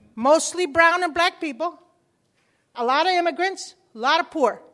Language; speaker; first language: English; early bilingual, other home language; Spanish